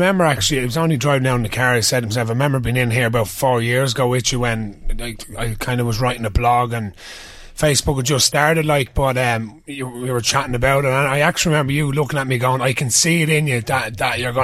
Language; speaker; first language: English; native; English